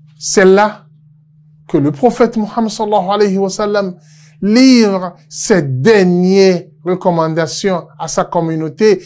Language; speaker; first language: French; non-native, local second language; Yoruba